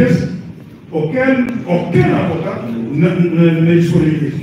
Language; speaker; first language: French; non-native, local second language; Lingala